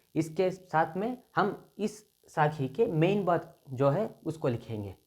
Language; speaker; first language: Hindi; non-native, local second language; Kannada